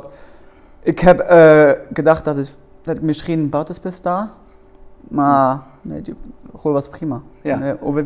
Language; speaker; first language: Dutch; non-native, learner; German